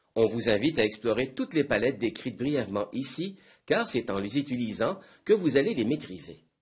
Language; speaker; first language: French; native; French